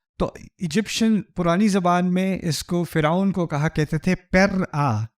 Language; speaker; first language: Urdu; early bilingual, heritage; Urdu